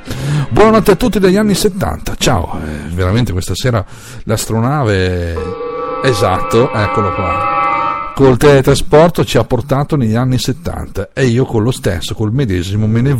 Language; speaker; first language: Italian; native; Italian